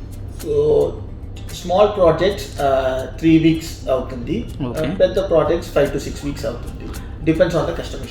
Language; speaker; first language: Telugu; non-native, learner; Tamil